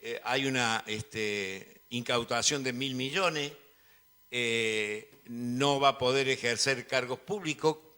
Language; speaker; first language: Spanish; native; Spanish